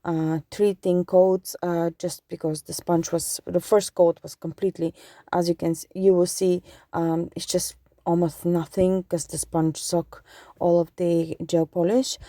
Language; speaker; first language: English; non-native, fluent; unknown